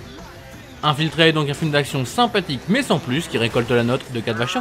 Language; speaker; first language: French; native; French